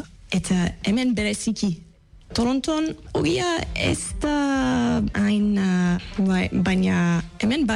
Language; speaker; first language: Basque; non-native, fluent; English